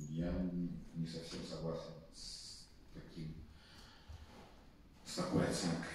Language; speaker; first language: Russian; native; Russian